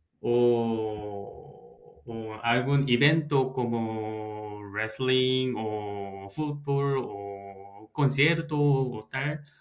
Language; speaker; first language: Spanish; non-native, learner; Korean